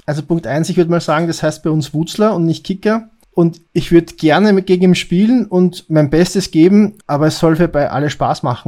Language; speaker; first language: German; native; German